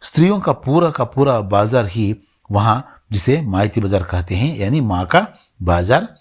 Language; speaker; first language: Hindi; non-native, local second language; Kannada